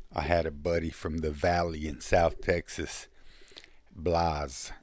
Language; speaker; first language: English; early bilingual, other home language; Spanish